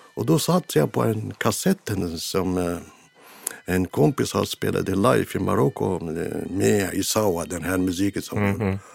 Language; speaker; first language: Swedish; non-native, fluent; Arabic